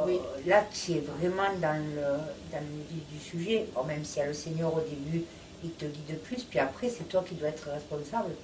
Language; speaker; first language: French; native; French